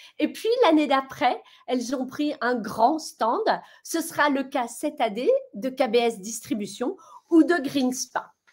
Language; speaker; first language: French; native; French